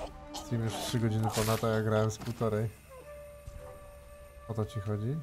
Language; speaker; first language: Polish; native; Polish